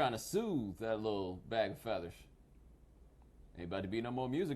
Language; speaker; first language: English; native; English